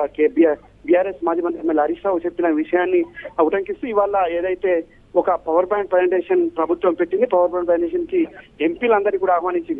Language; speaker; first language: Telugu; native; Telugu